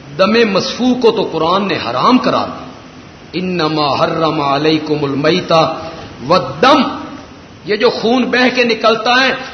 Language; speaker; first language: Urdu; non-native, local second language; Punjabi